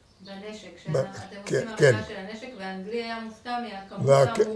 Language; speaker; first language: Hebrew; native; Hebrew